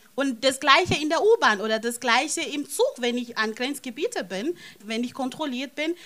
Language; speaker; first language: German; non-native, fluent; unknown